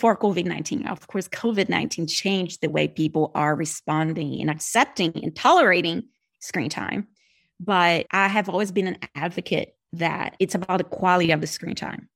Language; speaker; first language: English; non-native, fluent; Portuguese